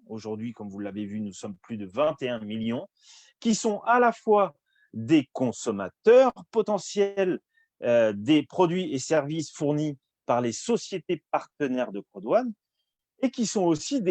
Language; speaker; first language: French; native; French